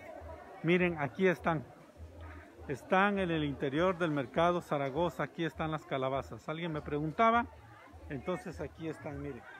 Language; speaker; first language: Spanish; native; Spanish